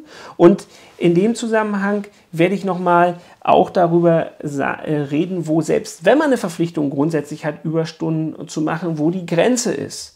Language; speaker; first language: German; native; German